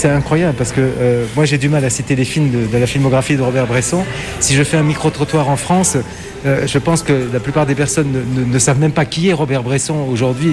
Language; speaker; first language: French; native; French